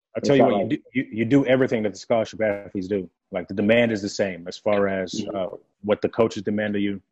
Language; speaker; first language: English; early bilingual, other home language; French